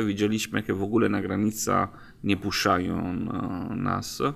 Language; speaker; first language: Polish; non-native, learner; Italian